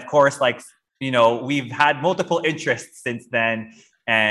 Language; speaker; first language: English; non-native, local second language; Filipino